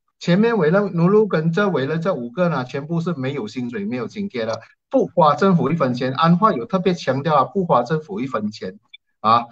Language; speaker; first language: Chinese; native; Chinese